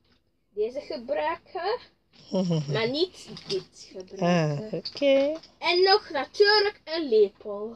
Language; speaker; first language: Dutch; early bilingual, other home language; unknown